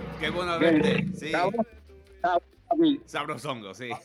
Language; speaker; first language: Spanish; non-native, learner; English